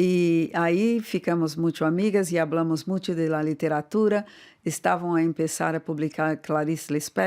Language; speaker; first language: Spanish; non-native, fluent; Portuguese